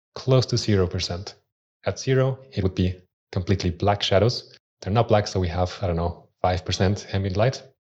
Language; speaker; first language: English; early bilingual, other home language; Swiss German